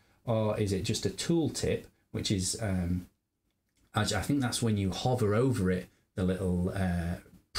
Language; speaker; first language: English; native; English